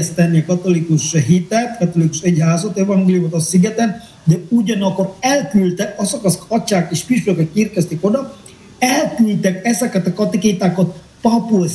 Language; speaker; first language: Hungarian; non-native, fluent; Indonesian